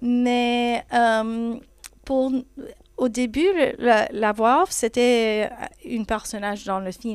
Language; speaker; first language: French; non-native, fluent; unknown